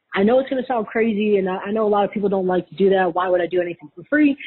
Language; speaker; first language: English; native; English